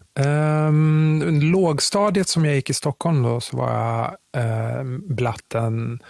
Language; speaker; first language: Swedish; native; Swedish